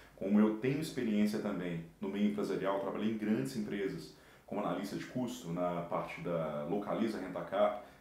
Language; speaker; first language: Portuguese; native; Portuguese